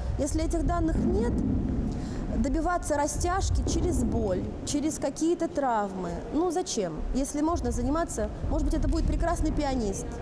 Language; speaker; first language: Russian; native; Russian